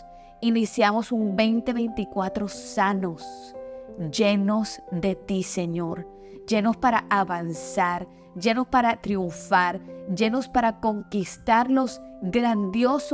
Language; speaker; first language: Spanish; native; Spanish